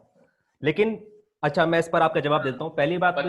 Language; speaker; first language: Hindi; native; Hindi